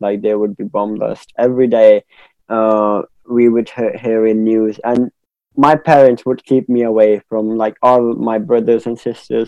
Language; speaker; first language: English; non-native, local second language; Pashto